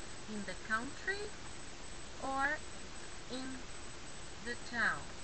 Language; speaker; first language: English; non-native, fluent; Portuguese